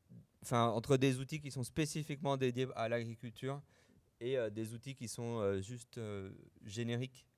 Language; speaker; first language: French; native; French